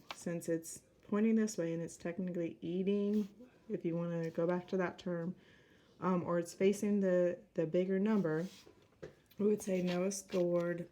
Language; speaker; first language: English; native; English